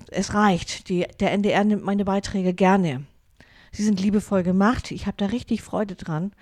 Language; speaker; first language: German; non-native, local second language; Low German